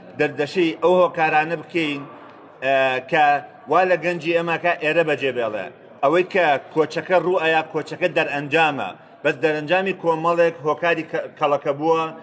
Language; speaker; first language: Central Kurdish; native; Central Kurdish